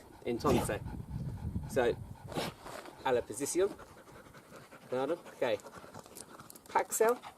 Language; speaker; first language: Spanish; non-native, learner; English